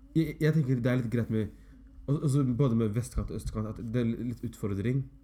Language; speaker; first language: Norwegian; early bilingual, other home language; Somali